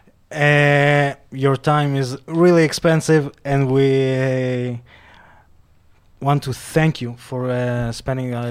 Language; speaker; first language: English; non-native, fluent; Hebrew